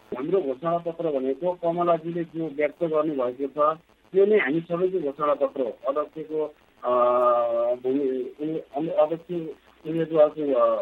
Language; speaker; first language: Nepali; native; Nepali